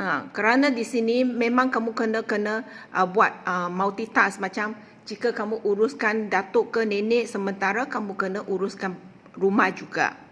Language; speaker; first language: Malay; non-native, local second language; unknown